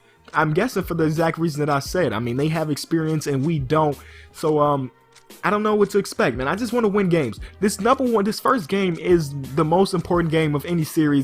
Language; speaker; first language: English; native; English